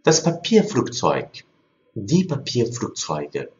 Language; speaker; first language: German; non-native, fluent; Chinese